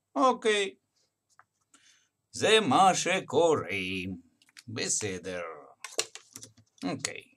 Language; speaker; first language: Hebrew; non-native, fluent; Russian